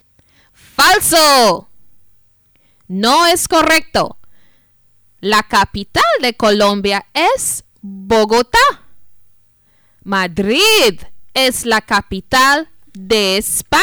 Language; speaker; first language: Spanish; non-native, fluent; English